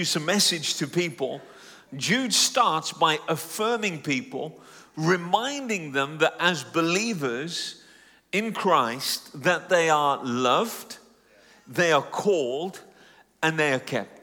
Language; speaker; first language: English; native; English